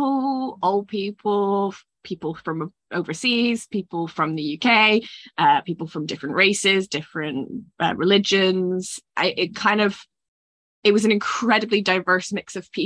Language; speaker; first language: English; native; English